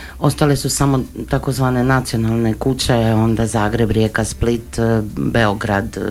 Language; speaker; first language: Croatian; native; Croatian